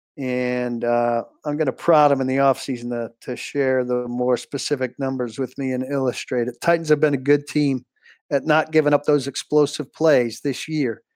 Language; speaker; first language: English; native; English